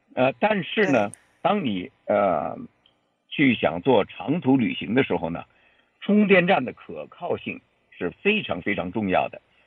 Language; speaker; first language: Chinese; native; Chinese